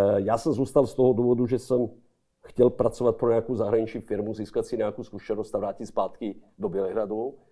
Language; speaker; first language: Czech; non-native, fluent; Serbian